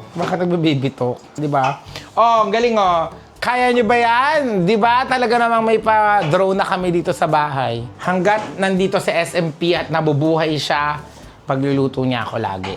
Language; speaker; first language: Filipino; non-native, local second language; Pampanga